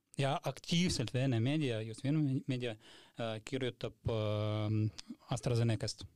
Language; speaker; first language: Estonian; non-native, local second language; Russian